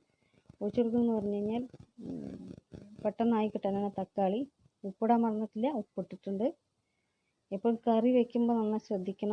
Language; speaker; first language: Malayalam; native; Malayalam